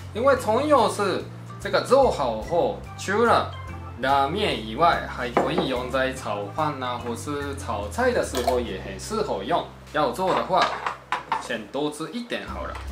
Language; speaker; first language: Chinese; non-native, fluent; Japanese